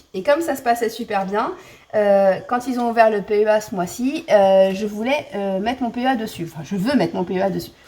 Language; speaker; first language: French; native; French